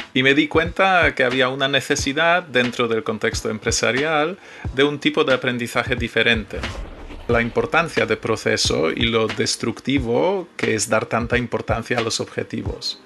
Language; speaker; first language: Spanish; non-native, fluent; Polish